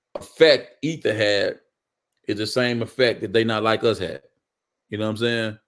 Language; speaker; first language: English; native; English